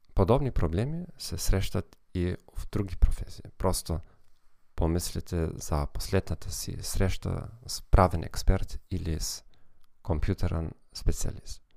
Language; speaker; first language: Bulgarian; non-native, fluent; German